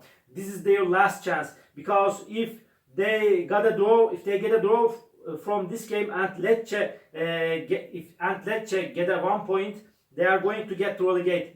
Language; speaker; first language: English; non-native, learner; Turkish